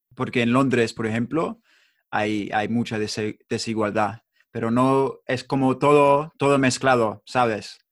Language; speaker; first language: Spanish; non-native, learner; English